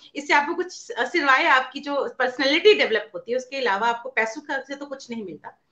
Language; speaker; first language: Hindi; native; Hindi